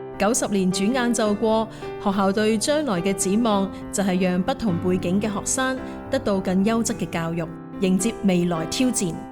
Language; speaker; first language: Cantonese; native; Cantonese